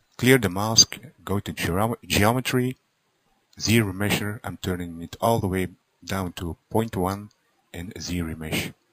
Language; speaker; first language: English; non-native, fluent; Dutch